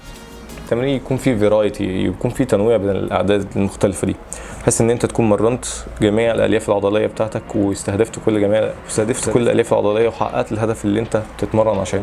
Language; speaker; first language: Arabic; native; Arabic